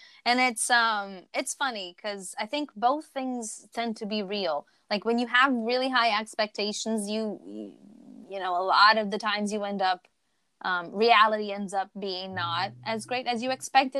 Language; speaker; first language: English; non-native, fluent; Portuguese